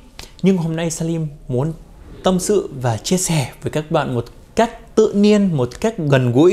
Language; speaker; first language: Vietnamese; non-native, fluent; Arabic